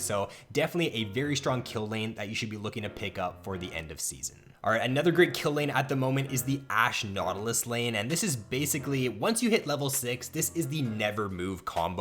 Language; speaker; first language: English; native; English